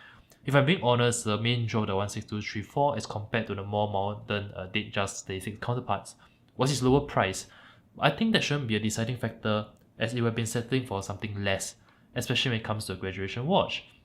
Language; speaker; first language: English; native; English